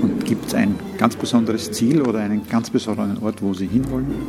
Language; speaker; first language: German; native; German